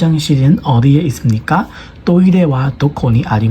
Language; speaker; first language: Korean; non-native, learner; Burmese